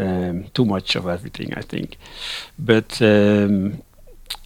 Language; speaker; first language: English; non-native, learner; Dutch